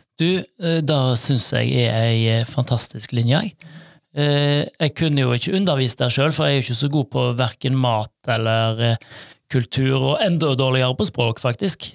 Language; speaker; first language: Norwegian; native; Norwegian